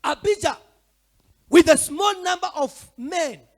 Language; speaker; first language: English; non-native, local second language; Swahili